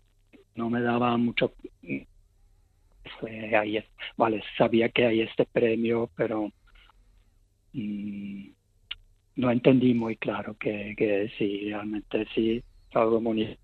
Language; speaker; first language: Spanish; non-native, fluent; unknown